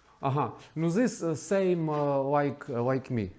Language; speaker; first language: English; non-native, learner; Ukrainian